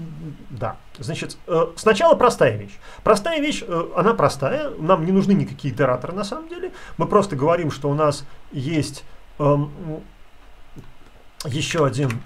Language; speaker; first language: Russian; native; Russian